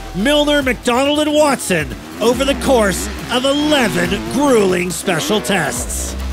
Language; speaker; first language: English; non-native, fluent; Portuguese